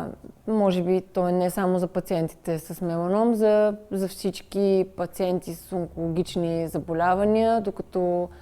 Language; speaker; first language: Bulgarian; native; Bulgarian